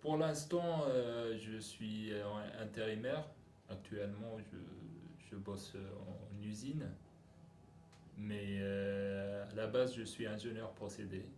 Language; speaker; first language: French; non-native, local second language; Arabic